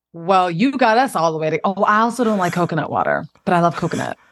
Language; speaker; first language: English; native; English